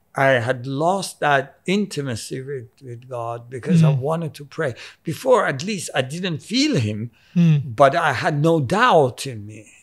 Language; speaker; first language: English; non-native, local second language; Persian